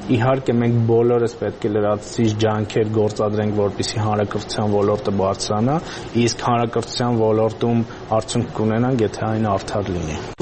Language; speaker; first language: Armenian; native; Armenian